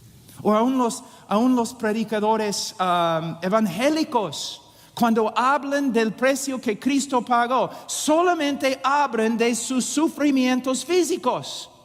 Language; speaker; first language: Spanish; non-native, fluent; English